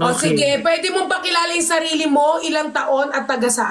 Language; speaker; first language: Filipino; native; Filipino